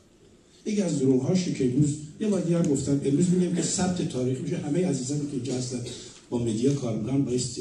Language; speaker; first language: Persian; native; Persian